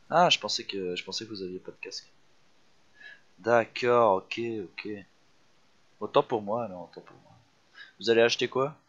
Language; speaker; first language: French; native; French